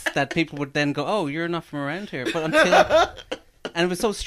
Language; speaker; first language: English; native; English